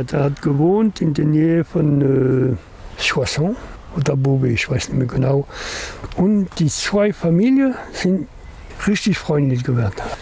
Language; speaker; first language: German; non-native, learner; French